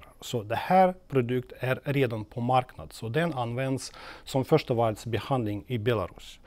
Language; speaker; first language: Swedish; non-native, fluent; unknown